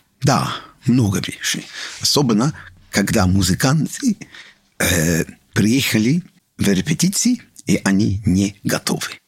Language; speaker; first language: Russian; non-native, learner; English